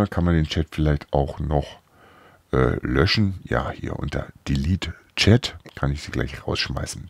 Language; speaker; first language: German; native; German